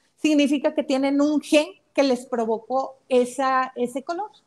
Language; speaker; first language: Spanish; native; Spanish